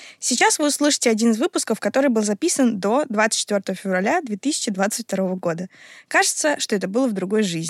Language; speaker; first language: Russian; native; Russian